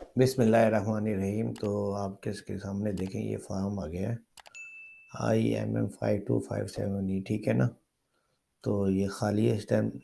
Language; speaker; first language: Urdu; non-native, local second language; Saraiki